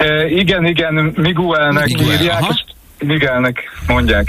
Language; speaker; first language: Hungarian; early bilingual, other home language; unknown